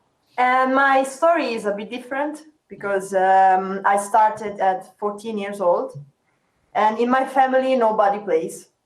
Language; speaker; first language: English; non-native, fluent; Italian